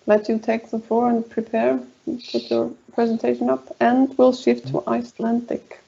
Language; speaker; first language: English; non-native, fluent; Icelandic